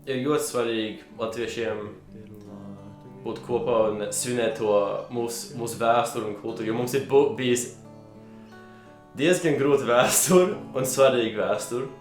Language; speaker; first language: Latvian; early bilingual, heritage; Latvian